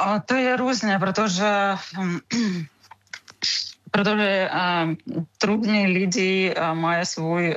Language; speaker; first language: Czech; non-native, learner; Ukrainian